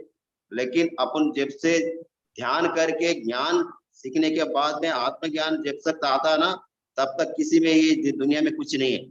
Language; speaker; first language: Hindi; non-native, local second language; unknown